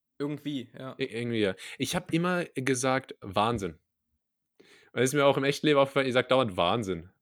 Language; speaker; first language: German; native; German